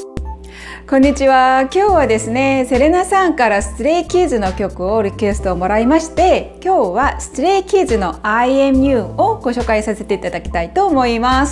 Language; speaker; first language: Japanese; non-native, fluent; Korean